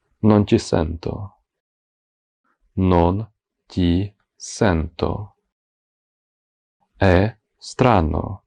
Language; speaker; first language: Italian; non-native, fluent; Ukrainian